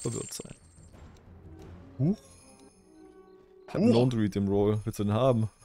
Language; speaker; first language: German; native; German